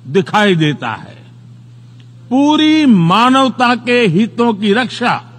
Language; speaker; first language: Hindi; non-native, local second language; Gujarati